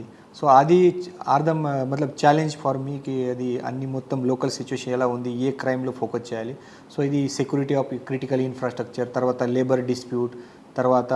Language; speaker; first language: Telugu; non-native, learner; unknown